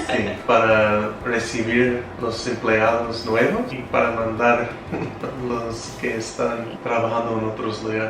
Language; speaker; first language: Spanish; non-native, fluent; English